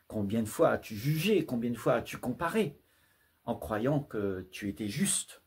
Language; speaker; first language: French; native; French